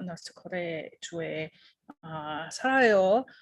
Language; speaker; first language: Korean; non-native, learner; English